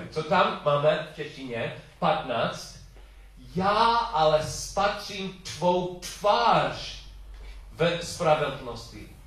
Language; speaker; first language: Czech; non-native, learner; English